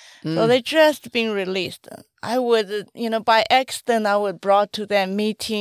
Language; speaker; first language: English; non-native, fluent; Chinese